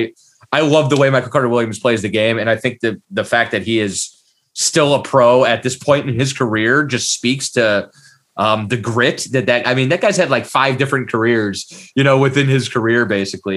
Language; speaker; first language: English; native; English